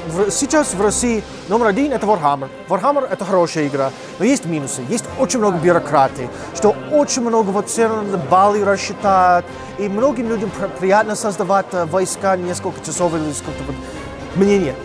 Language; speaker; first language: Russian; non-native, fluent; English